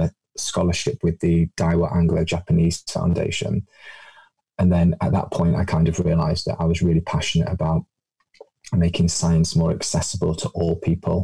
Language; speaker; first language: English; native; English